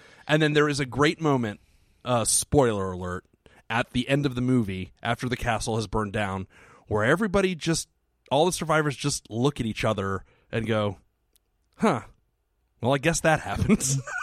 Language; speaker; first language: English; native; English